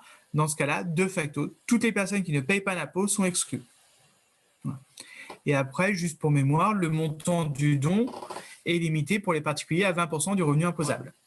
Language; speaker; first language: French; native; French